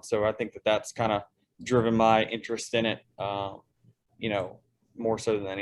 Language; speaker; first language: English; native; English